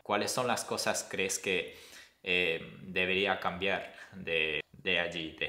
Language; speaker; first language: Spanish; non-native, fluent; Japanese